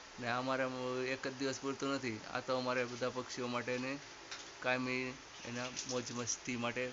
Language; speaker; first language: Gujarati; native; Gujarati